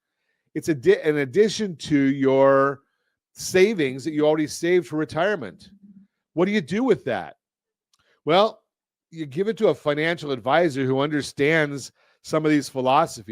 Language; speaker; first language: English; native; English